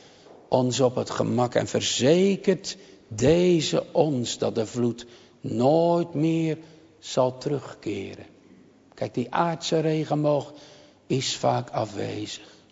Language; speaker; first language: Dutch; native; Dutch